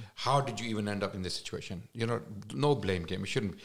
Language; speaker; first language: English; non-native, local second language; Urdu